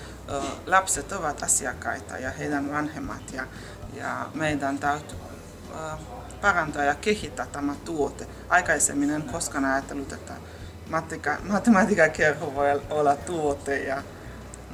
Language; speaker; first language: Finnish; non-native, fluent; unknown